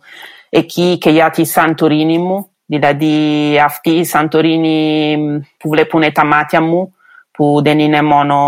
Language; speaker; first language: Greek; non-native, fluent; Italian